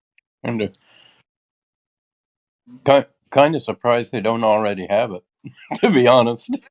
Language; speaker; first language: English; native; English